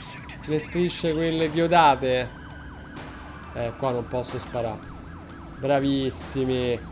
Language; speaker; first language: Italian; native; Italian